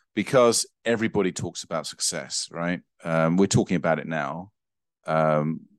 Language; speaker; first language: English; native; English